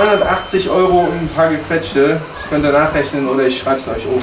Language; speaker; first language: German; native; German